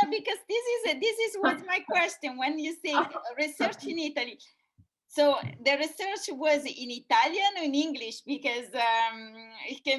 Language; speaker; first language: English; non-native, fluent; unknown